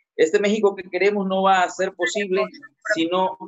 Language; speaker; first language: Spanish; native; Spanish